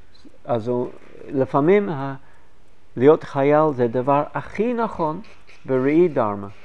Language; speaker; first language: Hebrew; non-native, fluent; English